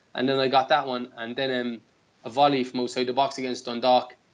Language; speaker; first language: English; native; English